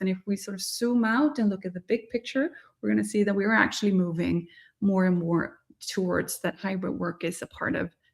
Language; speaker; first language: English; non-native, fluent; Swedish